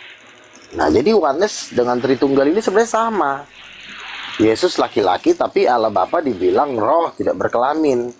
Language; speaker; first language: Malay; native; Malay